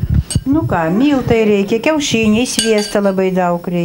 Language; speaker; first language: Lithuanian; non-native, local second language; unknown